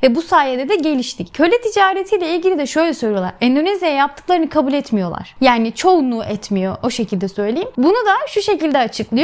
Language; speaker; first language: Turkish; native; Turkish